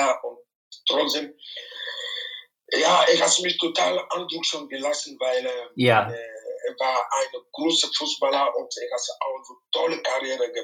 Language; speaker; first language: German; non-native, fluent; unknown